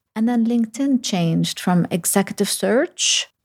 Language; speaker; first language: English; early bilingual, other home language; Arabic